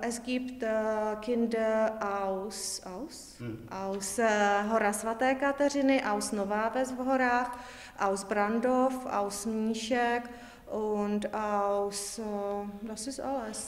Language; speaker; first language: German; non-native, learner; Czech